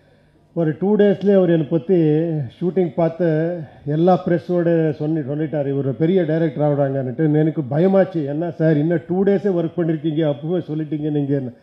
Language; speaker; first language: Tamil; non-native, local second language; Kannada